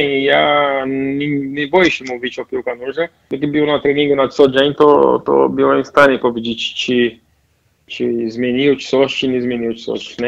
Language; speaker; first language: Polish; non-native, fluent; Portuguese